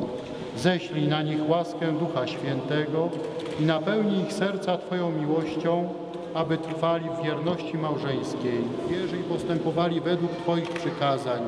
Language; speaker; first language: Polish; native; Polish